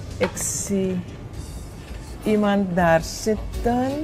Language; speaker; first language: Dutch; non-native, local second language; Javanese